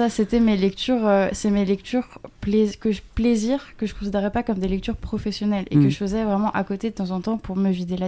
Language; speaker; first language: French; native; French